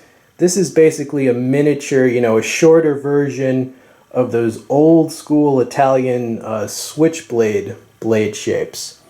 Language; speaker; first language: English; native; English